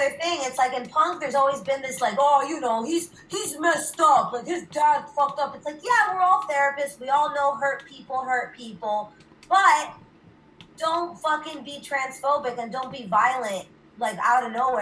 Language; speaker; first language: English; native; English